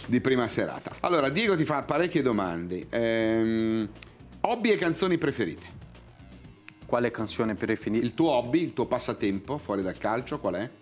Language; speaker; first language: Italian; native; Italian